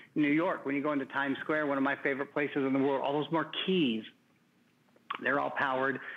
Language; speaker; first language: English; native; English